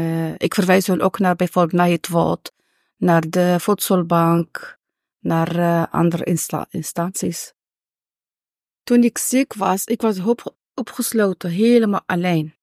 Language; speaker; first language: Dutch; non-native, fluent; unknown